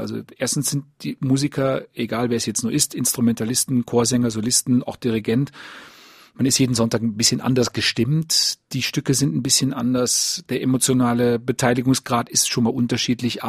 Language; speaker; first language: German; native; German